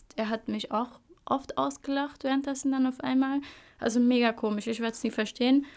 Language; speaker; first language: German; early bilingual, other home language; Albanian